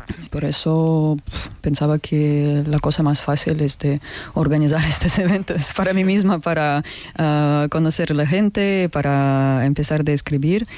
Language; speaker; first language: Spanish; non-native, learner; Russian